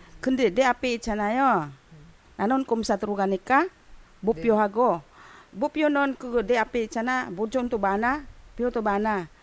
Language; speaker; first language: Korean; non-native, learner; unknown